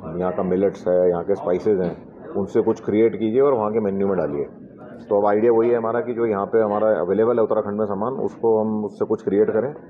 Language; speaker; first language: Hindi; native; Hindi